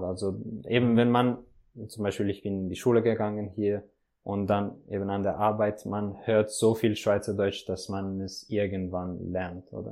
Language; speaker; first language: German; non-native, fluent; Italian